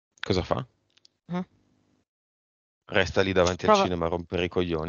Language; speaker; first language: Italian; native; Italian